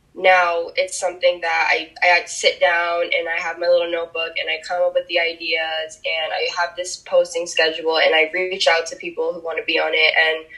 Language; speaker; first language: English; early bilingual, other home language; Spanish